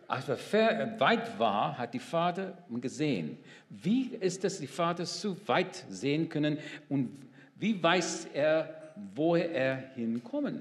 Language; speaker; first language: German; non-native, learner; English